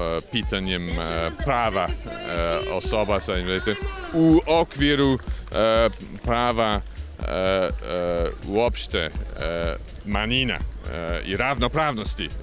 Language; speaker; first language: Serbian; non-native, fluent; English